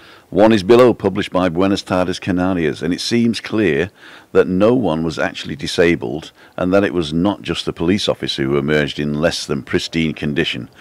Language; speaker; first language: English; native; English